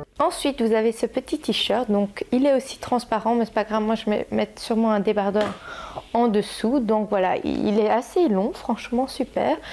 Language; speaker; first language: French; native; French